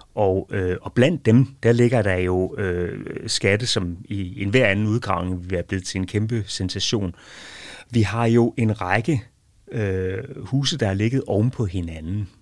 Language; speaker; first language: Danish; native; Danish